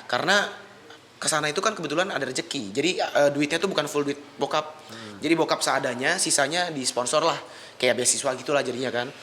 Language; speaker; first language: Indonesian; native; Indonesian